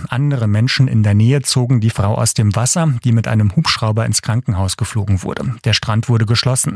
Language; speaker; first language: German; native; German